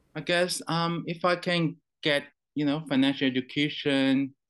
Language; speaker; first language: English; non-native, fluent; Chinese